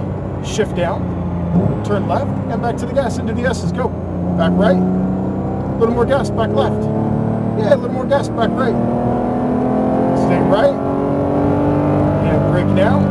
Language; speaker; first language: English; native; English